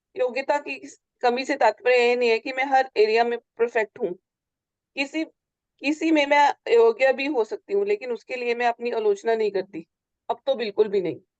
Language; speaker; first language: Hindi; native; Hindi